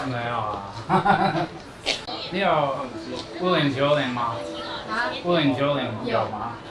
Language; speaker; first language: Chinese; non-native, learner; English